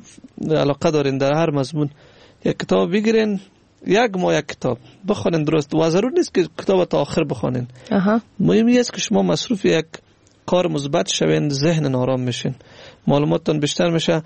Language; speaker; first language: Persian; native; Persian